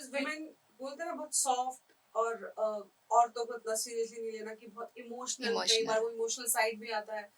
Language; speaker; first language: Hindi; native; Hindi